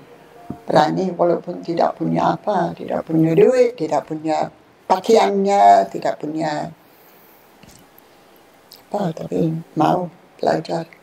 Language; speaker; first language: Indonesian; non-native, fluent; English